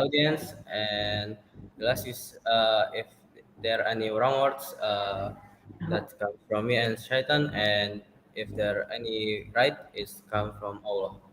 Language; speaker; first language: English; non-native, fluent; Indonesian